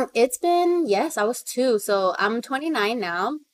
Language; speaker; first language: English; early bilingual, other home language; Spanish